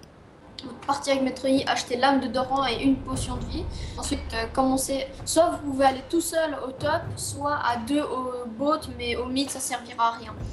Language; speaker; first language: French; native; French